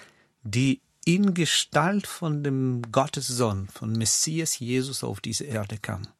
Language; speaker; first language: German; non-native, fluent; Russian